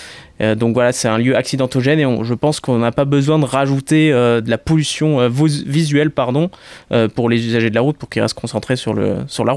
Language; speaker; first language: French; native; French